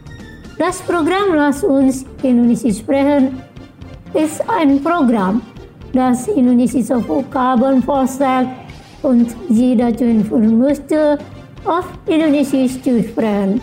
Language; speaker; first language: German; non-native, fluent; Indonesian